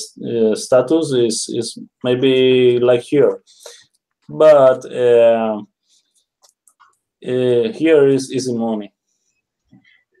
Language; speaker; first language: English; non-native, learner; Spanish